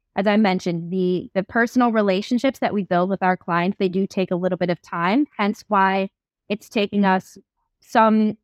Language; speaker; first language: English; native; English